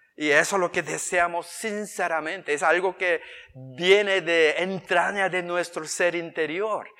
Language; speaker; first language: Spanish; non-native, fluent; Korean